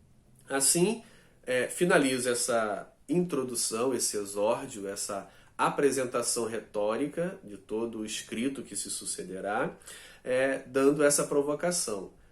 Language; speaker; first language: Portuguese; native; Portuguese